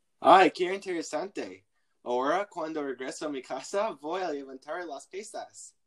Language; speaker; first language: Spanish; non-native, learner; English